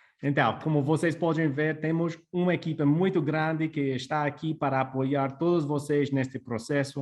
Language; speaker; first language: Portuguese; non-native, fluent; English